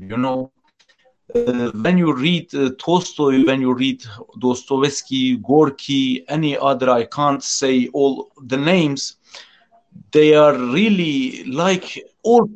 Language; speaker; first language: English; non-native, fluent; Turkish